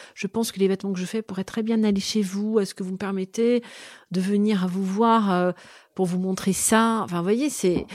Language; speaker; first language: French; native; French